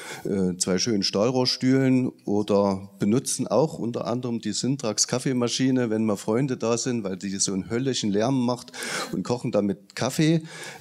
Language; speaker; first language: German; native; German